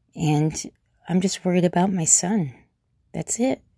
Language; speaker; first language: English; native; English